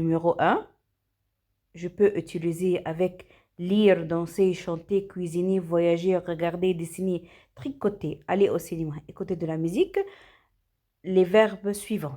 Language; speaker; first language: French; non-native, fluent; Arabic